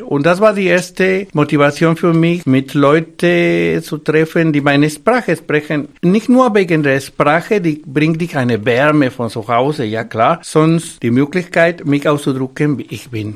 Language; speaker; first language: German; non-native, fluent; Spanish